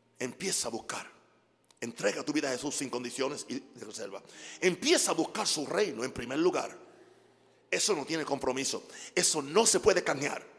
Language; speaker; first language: Spanish; non-native, fluent; English